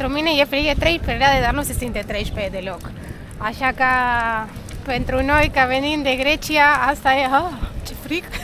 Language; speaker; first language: Romanian; non-native, learner; Spanish